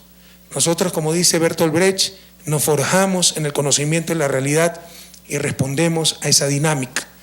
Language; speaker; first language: Spanish; native; Spanish